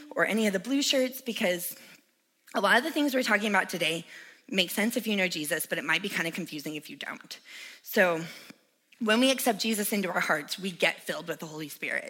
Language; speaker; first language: English; native; English